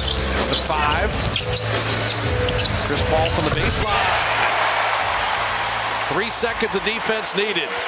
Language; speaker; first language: English; native; English